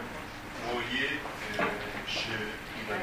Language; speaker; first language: Chinese; non-native, learner; Italian